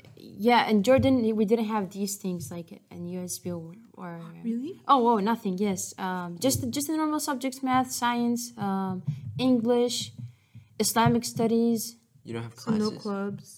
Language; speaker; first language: English; non-native, fluent; Arabic